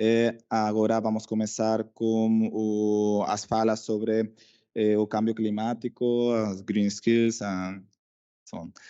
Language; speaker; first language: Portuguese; non-native, fluent; Spanish